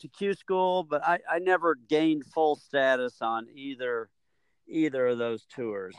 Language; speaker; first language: English; native; English